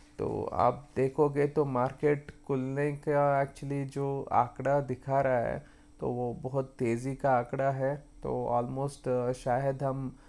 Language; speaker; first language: Hindi; non-native, local second language; Kannada